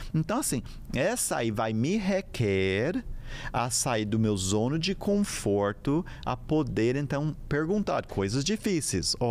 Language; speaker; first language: Portuguese; non-native, fluent; English